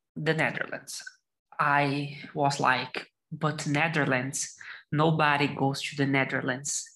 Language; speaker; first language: English; non-native, learner; Portuguese